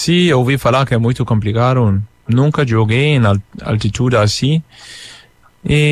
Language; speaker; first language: Portuguese; non-native, fluent; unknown